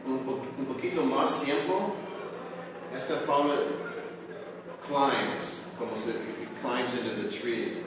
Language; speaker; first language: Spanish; non-native, learner; English